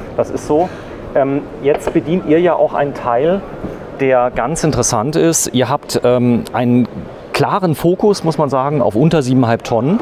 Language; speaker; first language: German; native; German